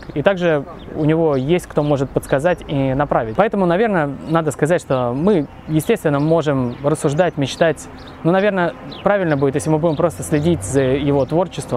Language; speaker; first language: Russian; native; Russian